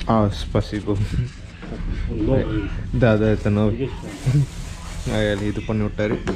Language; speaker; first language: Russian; non-native, learner; Tamil